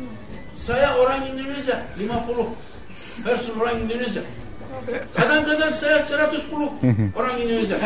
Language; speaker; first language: Indonesian; non-native, learner; Turkish